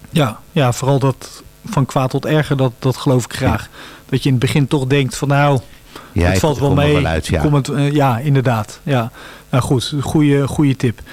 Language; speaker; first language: Dutch; native; Dutch